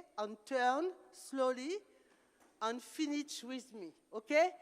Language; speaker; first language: English; non-native, learner; French